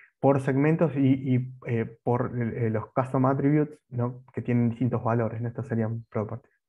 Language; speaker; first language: Spanish; native; Spanish